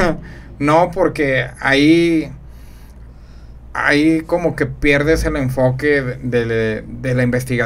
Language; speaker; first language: Spanish; native; Spanish